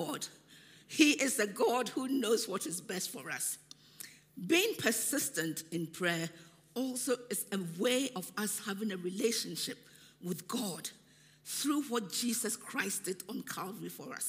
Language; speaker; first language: English; non-native, local second language; Akan